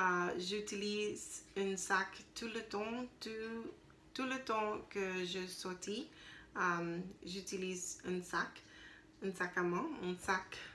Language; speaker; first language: French; non-native, learner; English